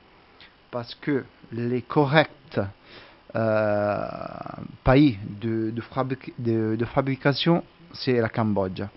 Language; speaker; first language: French; non-native, learner; Italian